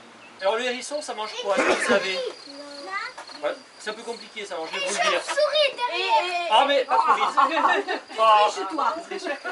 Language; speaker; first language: French; native; French